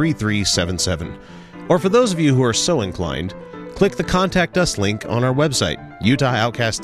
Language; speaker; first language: English; native; English